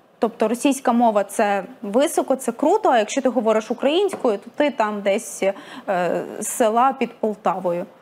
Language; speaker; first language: Ukrainian; native; Ukrainian